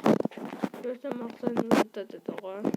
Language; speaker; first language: Russian; non-native, local second language; Kyrgyz